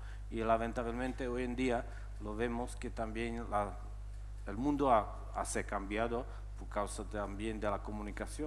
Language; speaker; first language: Spanish; non-native, fluent; Czech